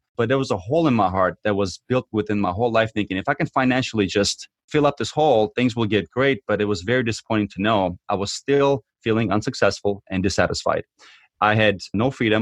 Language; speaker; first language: English; early bilingual, other home language; Armenian